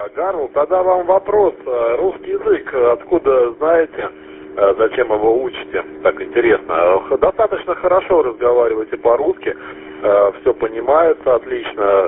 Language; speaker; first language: Russian; native; Russian